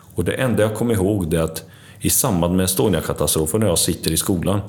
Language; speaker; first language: Swedish; early bilingual, other home language; Albanian